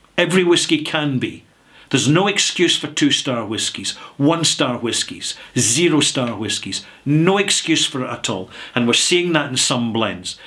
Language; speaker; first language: English; native; English